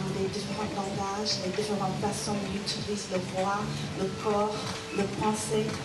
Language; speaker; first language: French; non-native, fluent; English